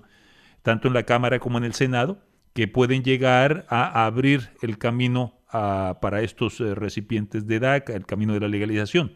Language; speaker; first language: Spanish; native; Spanish